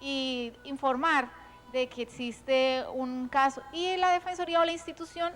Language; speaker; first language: Spanish; native; Spanish